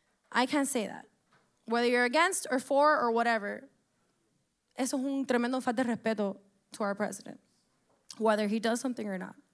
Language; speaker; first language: English; early bilingual, other home language; Spanish